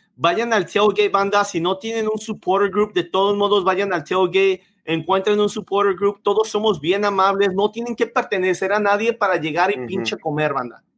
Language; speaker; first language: Spanish; native; Spanish